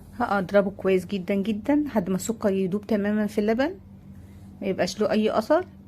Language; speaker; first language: Arabic; native; Arabic